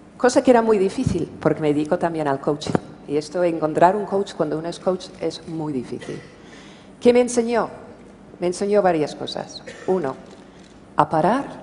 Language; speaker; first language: Spanish; non-native, fluent; English